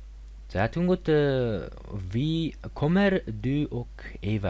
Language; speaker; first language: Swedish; non-native, fluent; Mongolian